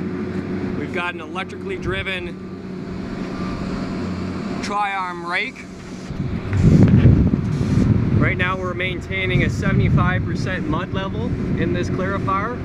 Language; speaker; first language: English; native; English